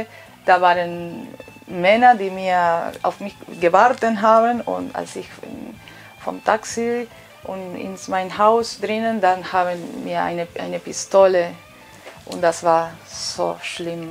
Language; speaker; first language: German; non-native, fluent; Spanish